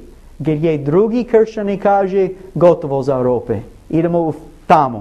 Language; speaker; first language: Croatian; non-native, learner; English